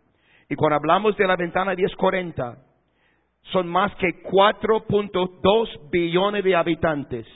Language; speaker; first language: Spanish; non-native, fluent; English